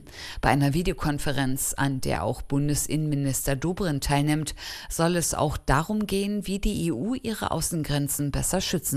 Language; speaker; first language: German; native; German